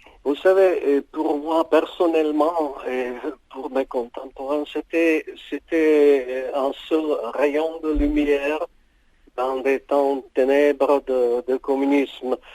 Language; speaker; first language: French; non-native, fluent; Czech